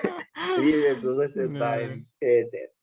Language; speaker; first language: German; non-native, learner; Azerbaijani